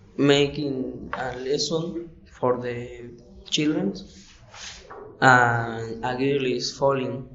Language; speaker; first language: English; non-native, learner; Spanish